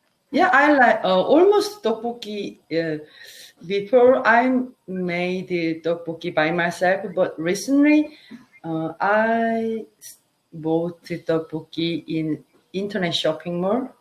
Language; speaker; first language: English; non-native, learner; Korean